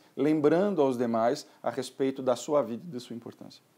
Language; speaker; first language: Portuguese; native; Portuguese